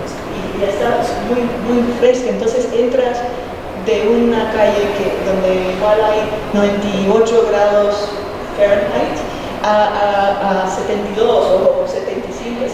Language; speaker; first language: Spanish; early bilingual, heritage; Spanish